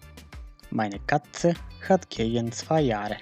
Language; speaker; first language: German; non-native, fluent; Macedonian